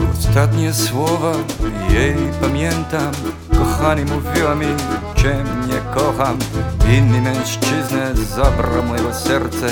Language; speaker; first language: Polish; early bilingual, heritage; Polish